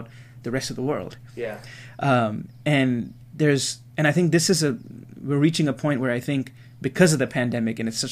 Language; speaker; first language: English; native; English